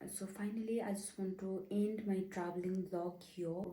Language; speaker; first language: English; non-native, local second language; Nepali